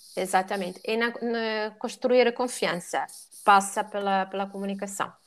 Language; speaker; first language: Portuguese; non-native, fluent; Italian